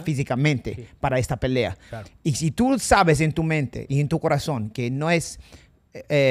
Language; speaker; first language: Spanish; non-native, fluent; English